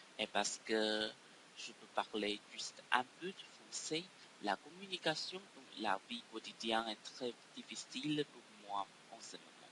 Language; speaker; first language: French; non-native, learner; Chinese